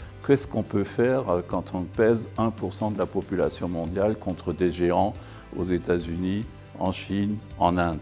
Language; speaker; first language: French; native; French